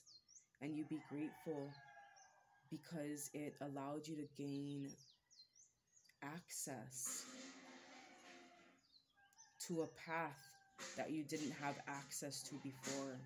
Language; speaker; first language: English; native; English